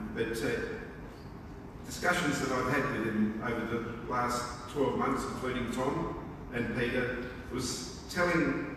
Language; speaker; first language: English; early bilingual, other home language; Greek